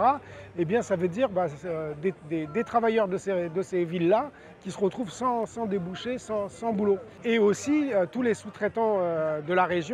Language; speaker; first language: French; native; French